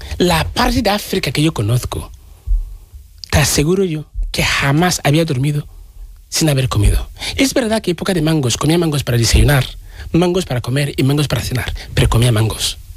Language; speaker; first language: Spanish; non-native, fluent; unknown